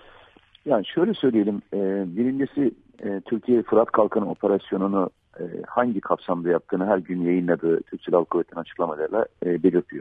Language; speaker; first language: Turkish; native; Turkish